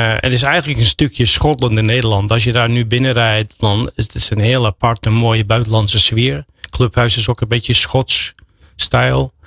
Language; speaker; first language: Dutch; non-native, fluent; English